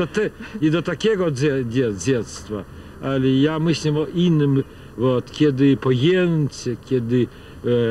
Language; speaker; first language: Polish; non-native, fluent; Russian